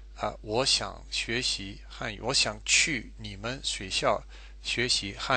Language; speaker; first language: Chinese; non-native, fluent; English